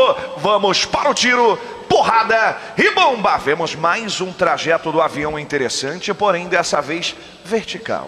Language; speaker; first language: Portuguese; native; Portuguese